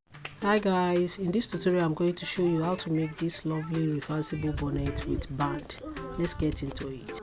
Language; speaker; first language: English; non-native, local second language; Yoruba